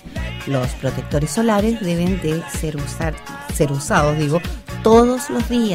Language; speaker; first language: Spanish; native; Spanish